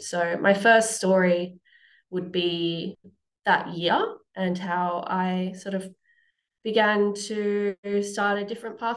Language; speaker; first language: English; native; English